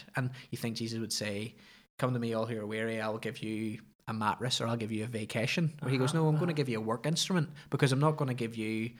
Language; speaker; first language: English; native; English